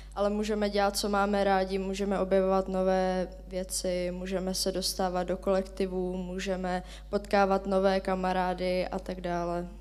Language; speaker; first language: Czech; native; Czech